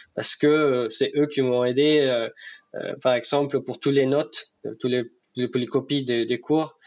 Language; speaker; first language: French; non-native, fluent; Spanish